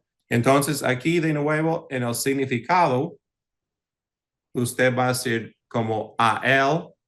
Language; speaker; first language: Spanish; early bilingual, heritage; English